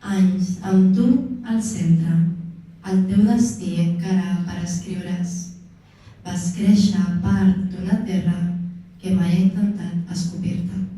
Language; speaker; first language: Catalan; early bilingual, other home language; Arabic